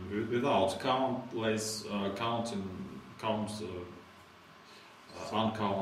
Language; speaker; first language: English; non-native, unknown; Russian